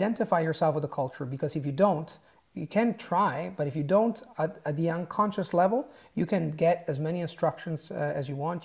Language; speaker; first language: English; non-native, fluent; Italian